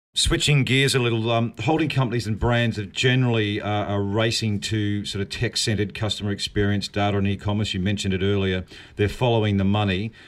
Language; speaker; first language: English; native; English